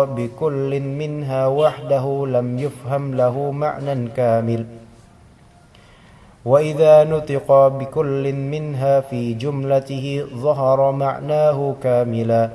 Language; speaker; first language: Arabic; non-native, learner; Indonesian